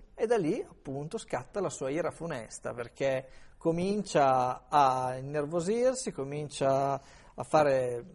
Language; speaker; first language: Italian; native; Italian